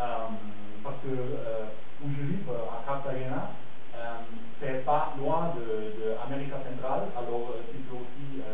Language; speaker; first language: French; non-native, fluent; German